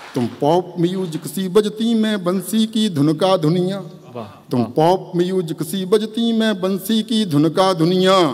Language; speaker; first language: Hindi; native; Hindi